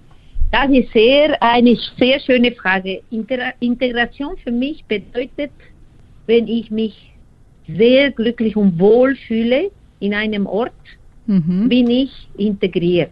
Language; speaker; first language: German; non-native, fluent; Spanish